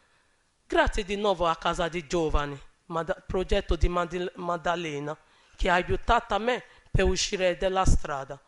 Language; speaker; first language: Italian; non-native, learner; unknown